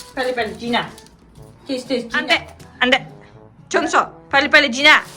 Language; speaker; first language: Korean; non-native, learner; Kazakh